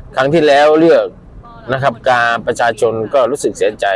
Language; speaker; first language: Thai; native; Thai